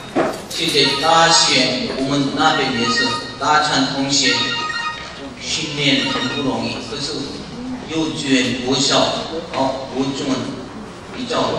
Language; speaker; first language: Chinese; non-native, learner; Korean